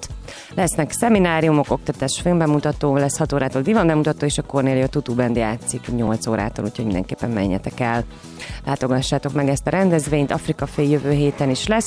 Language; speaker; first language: Hungarian; native; Hungarian